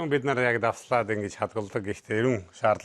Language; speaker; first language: Mongolian; non-native, fluent; Hungarian